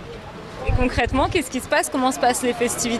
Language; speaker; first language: French; native; French